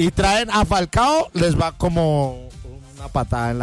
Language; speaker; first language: Spanish; native; Spanish